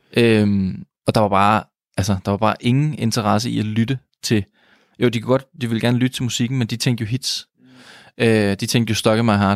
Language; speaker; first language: Danish; native; Danish